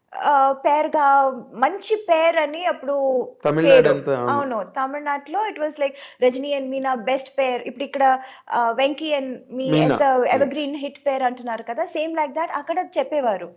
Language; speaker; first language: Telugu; non-native, local second language; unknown